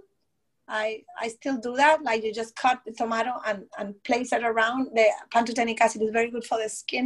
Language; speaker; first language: English; non-native, fluent; Spanish